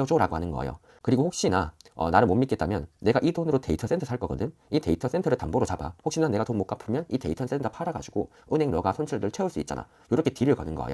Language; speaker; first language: Korean; native; Korean